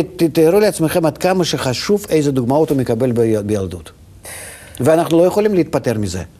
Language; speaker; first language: Hebrew; non-native, fluent; Russian